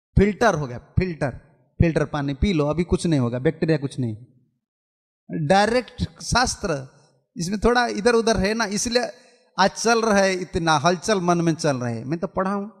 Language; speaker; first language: Hindi; non-native, local second language; Odia